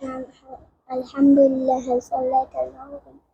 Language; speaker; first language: Arabic; non-native, learner; Bangla